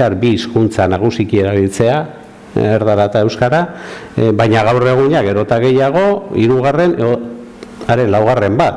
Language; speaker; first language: Basque; native; Basque